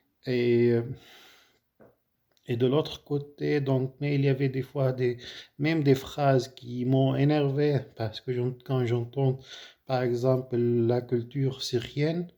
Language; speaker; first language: French; non-native, fluent; Arabic